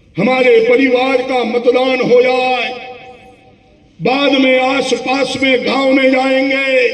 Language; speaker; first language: Hindi; non-native, local second language; Gujarati